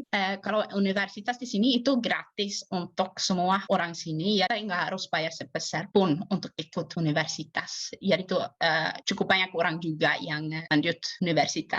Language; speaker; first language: Indonesian; non-native, fluent; Swedish